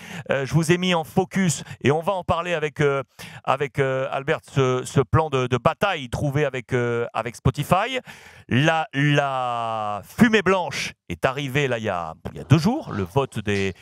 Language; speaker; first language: French; native; French